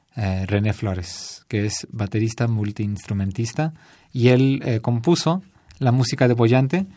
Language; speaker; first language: Spanish; early bilingual, heritage; Spanish